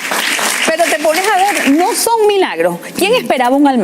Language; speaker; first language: Spanish; native; Spanish